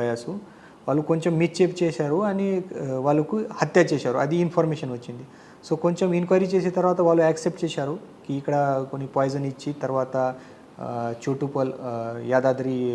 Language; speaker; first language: Telugu; non-native, learner; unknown